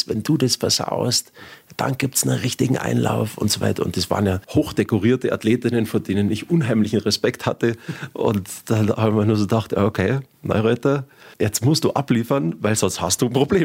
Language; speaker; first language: German; native; German